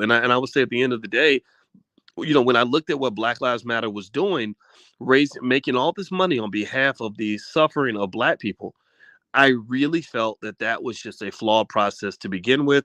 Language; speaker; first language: English; native; English